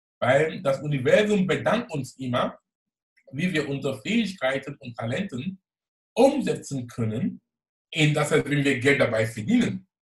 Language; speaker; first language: German; non-native, fluent; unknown